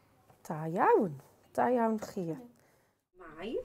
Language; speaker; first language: Welsh; native; Welsh